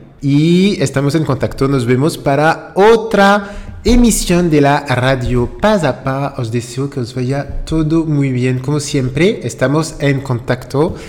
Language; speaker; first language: Spanish; non-native, fluent; French